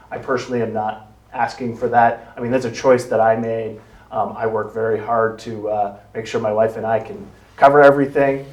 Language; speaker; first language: English; native; English